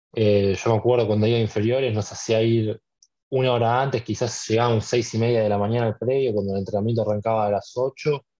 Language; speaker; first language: Spanish; native; Spanish